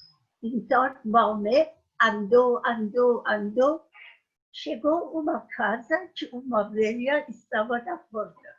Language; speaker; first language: Portuguese; non-native, fluent; Persian